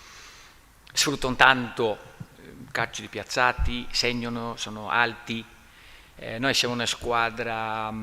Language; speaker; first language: Italian; non-native, learner; Portuguese